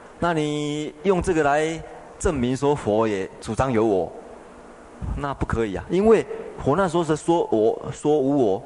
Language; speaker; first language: Chinese; native; Chinese